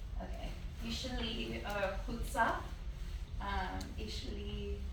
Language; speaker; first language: Hebrew; non-native, learner; English